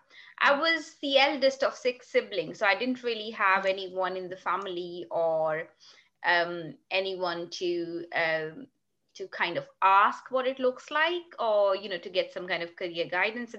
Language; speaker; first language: English; non-native, local second language; Urdu